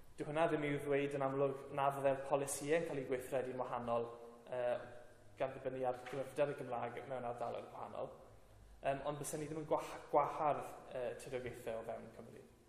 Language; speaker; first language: Welsh; native; Welsh